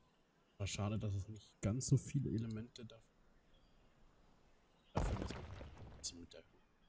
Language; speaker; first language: German; native; German